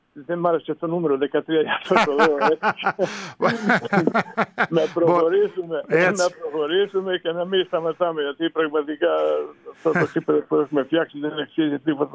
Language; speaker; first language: Greek; non-native, fluent; Serbian